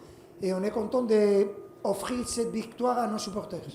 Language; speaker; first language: French; non-native, fluent; Spanish